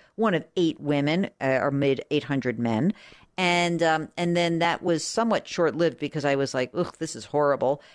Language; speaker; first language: English; native; English